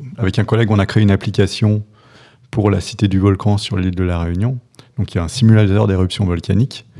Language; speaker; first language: French; native; French